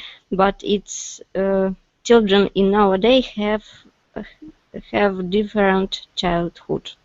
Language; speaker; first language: English; non-native, learner; Russian